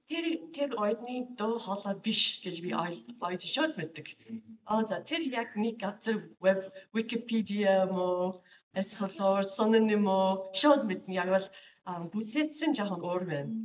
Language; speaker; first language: Mongolian; non-native, fluent; English